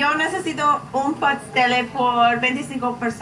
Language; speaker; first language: Spanish; non-native, learner; English